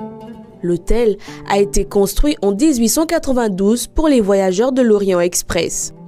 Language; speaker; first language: French; native; French